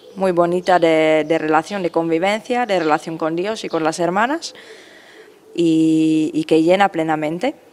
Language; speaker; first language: Spanish; non-native, fluent; Czech